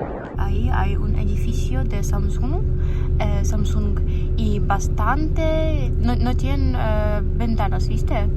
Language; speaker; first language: Spanish; non-native, fluent; Ukrainian